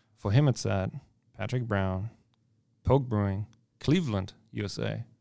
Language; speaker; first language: English; non-native, fluent; German